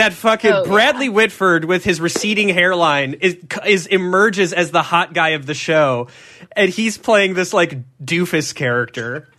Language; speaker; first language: English; native; English